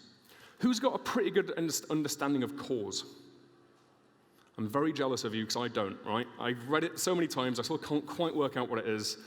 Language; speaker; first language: English; native; English